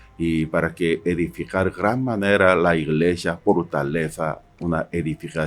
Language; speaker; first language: Spanish; non-native, learner; Korean